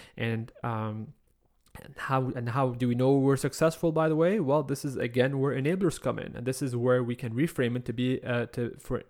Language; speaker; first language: English; non-native, fluent; Arabic